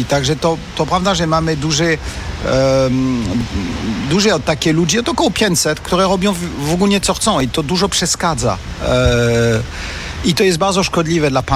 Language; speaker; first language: Polish; non-native, fluent; French